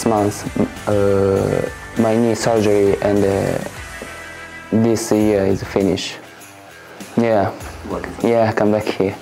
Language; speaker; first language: English; non-native, learner; Japanese